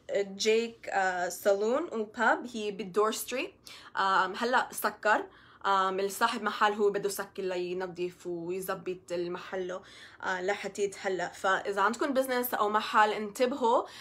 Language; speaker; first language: Arabic; early bilingual, other home language; English